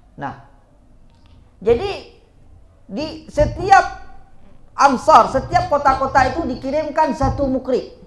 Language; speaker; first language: Malay; native; Malay